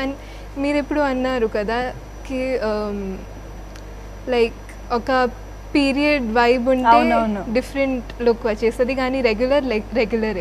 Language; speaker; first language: Telugu; non-native, learner; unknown